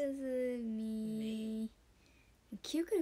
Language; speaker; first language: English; non-native, learner; Japanese